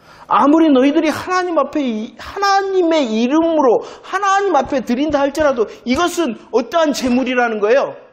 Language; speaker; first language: Korean; native; Korean